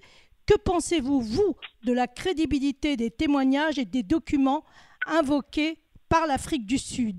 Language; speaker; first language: French; native; French